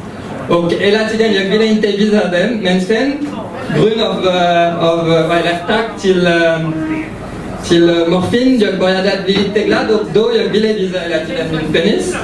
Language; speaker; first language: Swedish; early bilingual, heritage; French